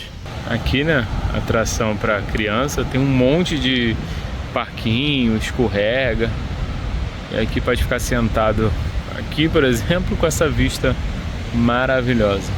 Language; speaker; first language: Portuguese; native; Portuguese